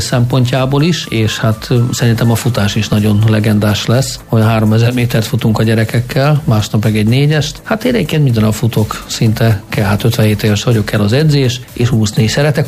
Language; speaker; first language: Hungarian; native; Hungarian